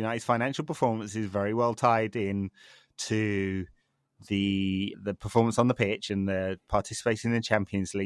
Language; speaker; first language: English; native; English